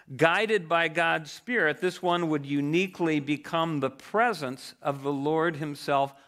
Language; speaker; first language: English; native; English